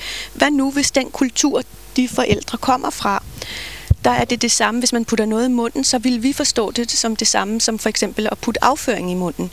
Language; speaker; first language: Danish; native; Danish